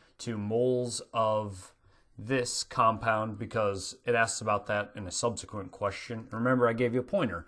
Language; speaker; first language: English; native; English